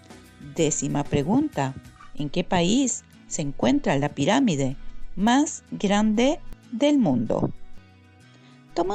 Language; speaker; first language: Spanish; non-native, fluent; Norwegian